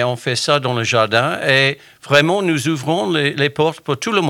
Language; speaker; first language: French; non-native, fluent; English